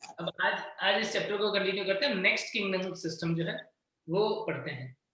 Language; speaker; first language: Hindi; native; Hindi